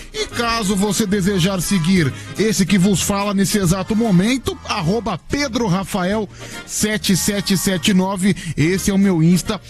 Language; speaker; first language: Portuguese; native; Portuguese